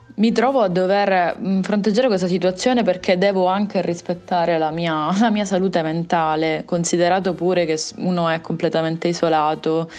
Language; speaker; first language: Italian; native; Italian